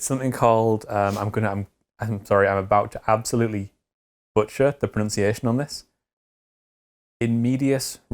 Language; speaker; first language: English; native; English